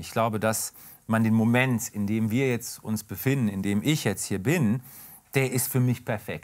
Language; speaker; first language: German; native; German